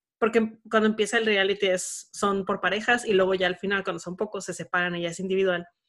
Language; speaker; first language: Spanish; native; Spanish